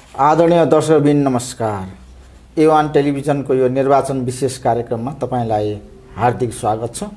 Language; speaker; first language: Nepali; native; Nepali